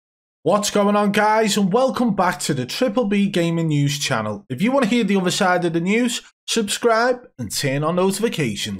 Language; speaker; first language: English; native; English